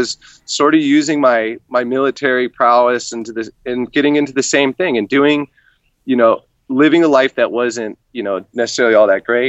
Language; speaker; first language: English; native; English